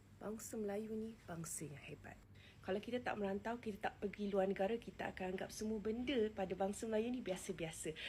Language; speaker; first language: Malay; native; Malay